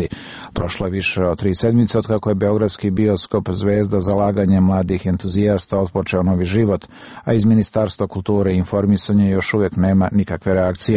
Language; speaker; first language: Serbian; native; Serbian